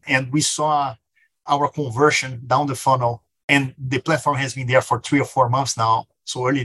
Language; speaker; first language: English; non-native, fluent; Portuguese